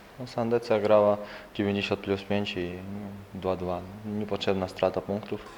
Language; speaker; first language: Polish; non-native, learner; Georgian